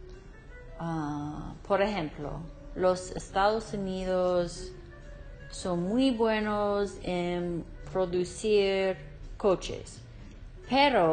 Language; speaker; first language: Spanish; non-native, learner; English